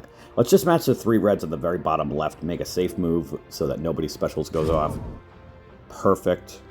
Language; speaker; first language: English; native; English